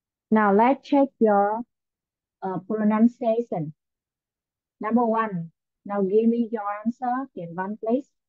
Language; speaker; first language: English; non-native, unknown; Vietnamese